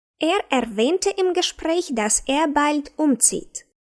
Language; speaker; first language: German; non-native, fluent; Ukrainian